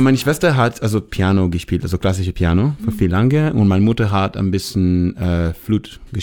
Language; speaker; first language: German; non-native, fluent; Hebrew